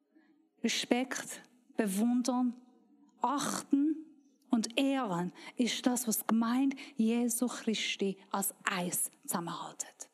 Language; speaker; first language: German; non-native, learner; Persian